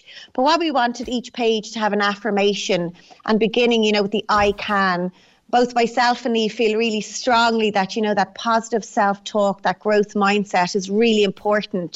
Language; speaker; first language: English; non-native, local second language; Irish